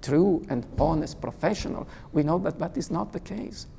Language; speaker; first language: English; non-native, fluent; Italian